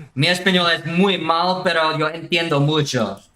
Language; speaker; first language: Spanish; non-native, learner; English